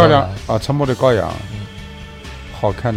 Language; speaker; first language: Chinese; native; Chinese